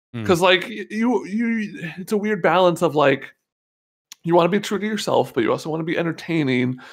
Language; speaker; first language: English; native; English